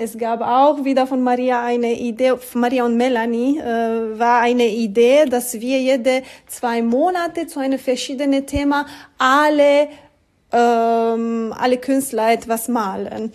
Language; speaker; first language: German; non-native, learner; Romanian